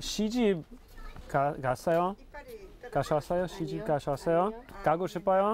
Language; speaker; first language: Korean; non-native, fluent; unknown